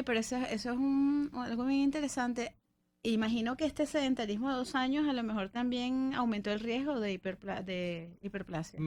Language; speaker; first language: Spanish; native; Spanish